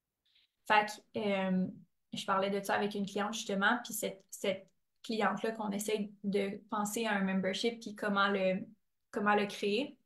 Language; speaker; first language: French; native; French